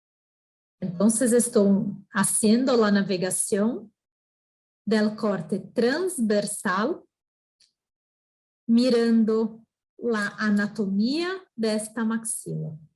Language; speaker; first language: Spanish; non-native, fluent; Portuguese